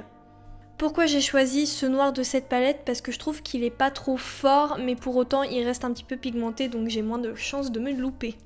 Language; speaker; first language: French; native; French